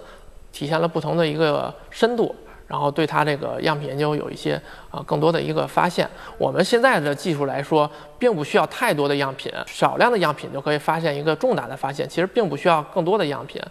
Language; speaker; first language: Chinese; native; Chinese